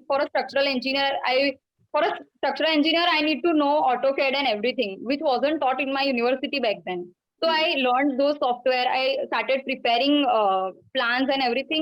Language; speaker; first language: English; non-native, local second language; Gujarati